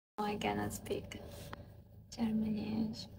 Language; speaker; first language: English; non-native, learner; Ukrainian